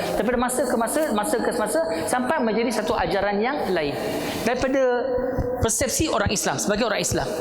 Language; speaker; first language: Malay; non-native, local second language; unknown